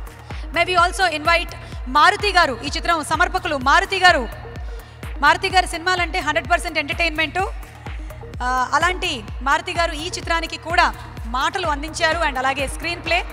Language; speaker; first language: Telugu; native; Telugu